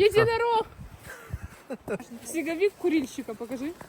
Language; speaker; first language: Ukrainian; native; Ukrainian